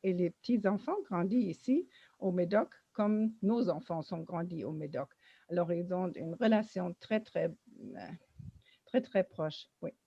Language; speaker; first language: French; non-native, learner; German